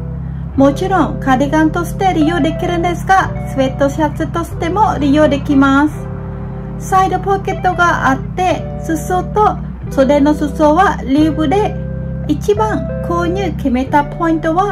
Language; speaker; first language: Japanese; non-native, fluent; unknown